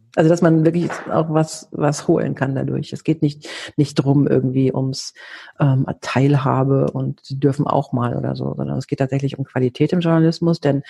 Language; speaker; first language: German; early bilingual, heritage; Greek